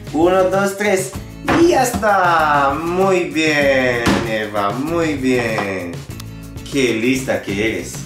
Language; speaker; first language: Spanish; non-native, fluent; Italian